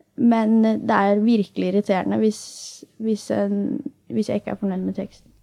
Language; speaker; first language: Norwegian; native; Norwegian